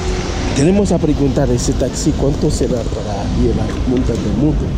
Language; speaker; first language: Spanish; non-native, learner; Haitian Creole